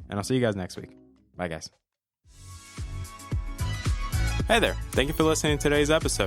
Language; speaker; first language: English; native; English